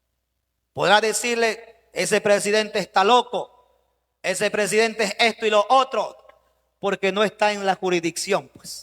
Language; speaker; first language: Spanish; native; Spanish